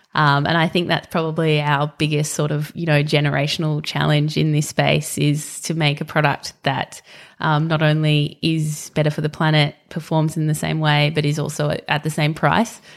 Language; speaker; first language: English; native; English